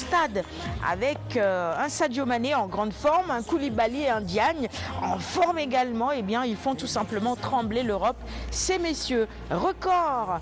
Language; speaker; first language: French; non-native, local second language; Wolof